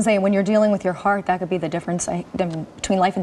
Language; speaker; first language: English; native; English